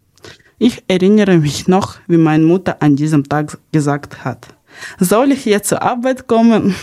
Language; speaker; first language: German; non-native, fluent; Ukrainian